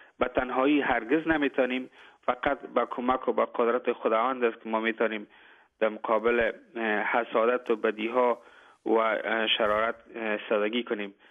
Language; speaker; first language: Persian; native; Persian